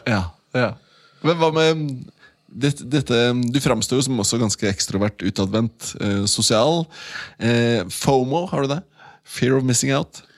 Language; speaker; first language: Norwegian; native; Norwegian